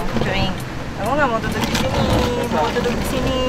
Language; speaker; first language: Indonesian; non-native, learner; Russian